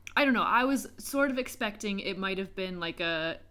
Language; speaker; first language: English; native; English